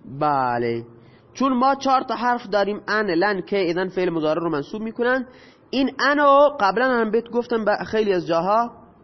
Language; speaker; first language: Persian; non-native, local second language; Baluchi